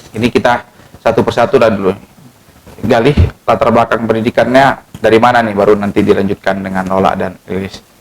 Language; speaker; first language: Indonesian; native; Indonesian